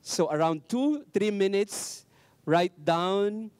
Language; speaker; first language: English; non-native, local second language; Filipino